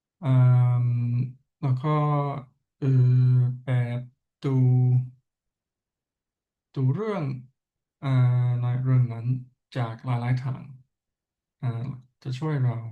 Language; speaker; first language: Thai; non-native, learner; English